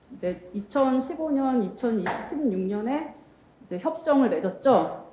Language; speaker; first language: Korean; native; Korean